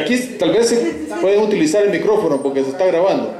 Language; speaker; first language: Spanish; native; Spanish